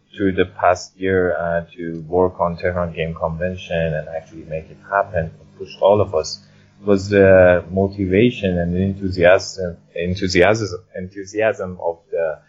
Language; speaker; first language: English; non-native, fluent; Persian